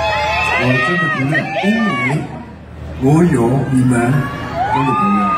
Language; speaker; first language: Chinese; non-native, learner; Korean